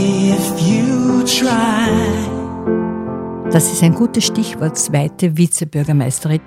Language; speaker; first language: German; native; German